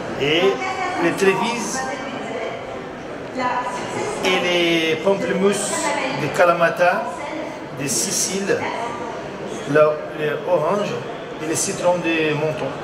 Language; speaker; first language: French; non-native, learner; Portuguese